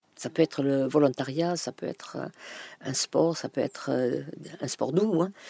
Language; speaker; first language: French; non-native, fluent; German